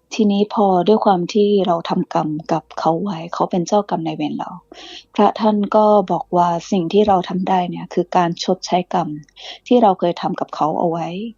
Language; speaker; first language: Thai; early bilingual, other home language; English